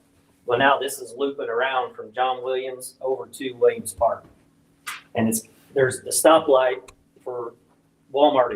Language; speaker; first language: English; native; English